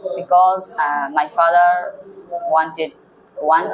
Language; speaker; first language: English; non-native, learner; Bangla